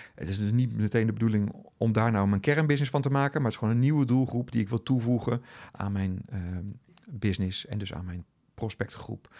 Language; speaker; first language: Dutch; native; Dutch